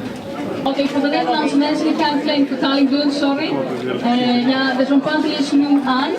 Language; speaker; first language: Dutch; non-native, fluent; Spanish